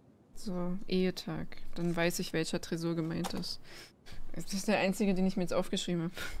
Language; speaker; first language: German; native; German